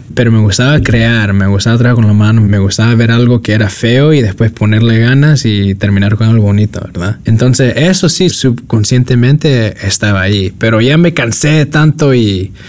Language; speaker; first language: Spanish; early bilingual, heritage; Spanish